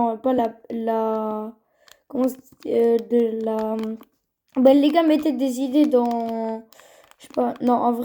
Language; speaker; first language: French; native; French